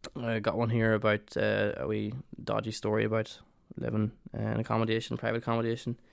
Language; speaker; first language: English; native; English